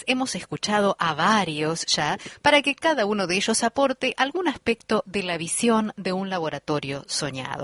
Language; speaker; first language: Spanish; native; Spanish